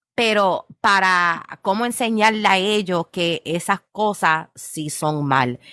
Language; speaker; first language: Spanish; early bilingual, heritage; Spanish